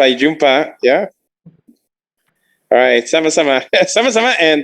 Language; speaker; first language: Indonesian; non-native, learner; English